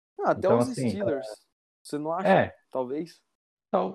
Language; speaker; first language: Portuguese; native; Portuguese